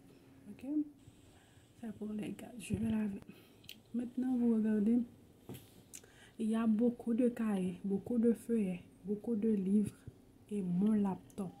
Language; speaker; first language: French; non-native, local second language; Haitian Creole